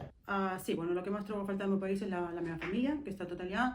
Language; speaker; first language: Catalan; non-native, fluent; Spanish